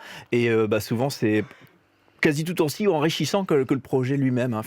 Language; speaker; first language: French; native; French